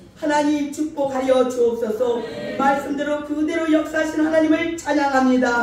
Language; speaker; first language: Korean; native; Korean